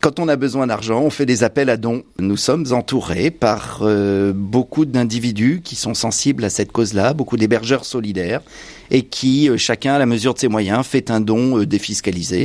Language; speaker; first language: French; native; French